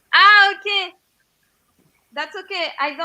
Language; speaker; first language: English; non-native, learner; French